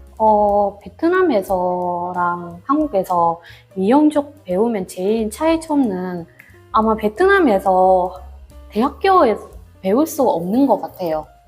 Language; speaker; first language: Korean; non-native, fluent; Vietnamese